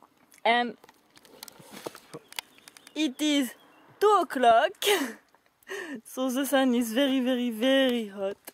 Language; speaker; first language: English; non-native, learner; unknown